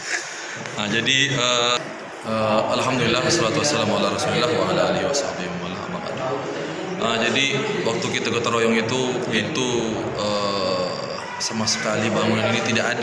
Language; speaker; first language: Indonesian; native; Indonesian